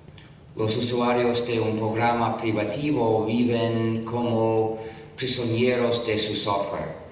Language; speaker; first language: Spanish; non-native, fluent; English